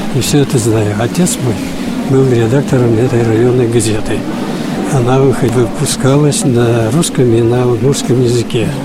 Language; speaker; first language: Russian; non-native, local second language; Udmurt